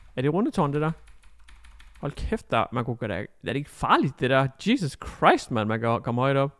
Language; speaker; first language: Danish; native; Danish